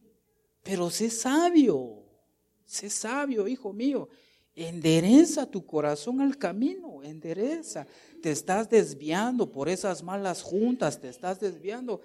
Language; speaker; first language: Spanish; native; Spanish